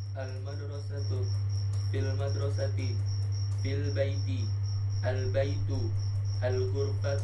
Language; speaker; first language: Arabic; non-native, learner; Indonesian